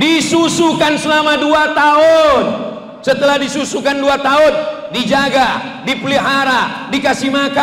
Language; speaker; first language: Indonesian; native; Indonesian